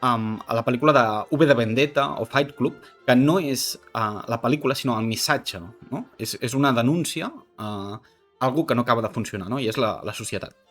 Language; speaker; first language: Catalan; native; Catalan